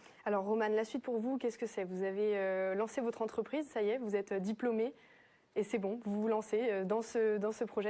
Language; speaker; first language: French; native; French